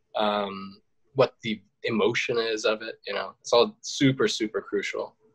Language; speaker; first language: English; native; English